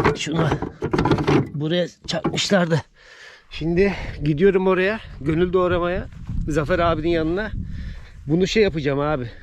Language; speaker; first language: Turkish; native; Turkish